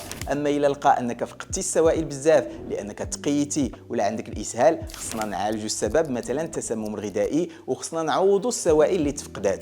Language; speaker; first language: Arabic; native; Arabic